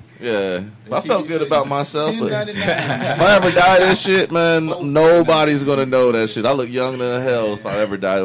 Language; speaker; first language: English; native; English